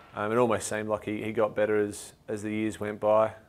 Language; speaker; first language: English; native; English